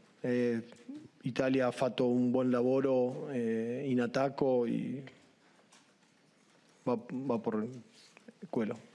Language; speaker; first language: Italian; non-native, learner; Spanish